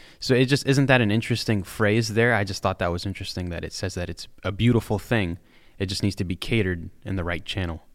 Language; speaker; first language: English; native; English